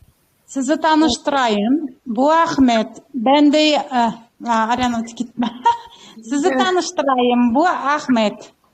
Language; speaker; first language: Turkish; non-native, learner; Uzbek